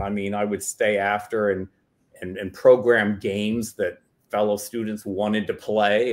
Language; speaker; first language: English; native; English